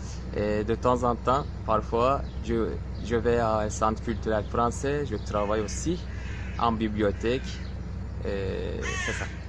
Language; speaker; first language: French; non-native, fluent; Turkish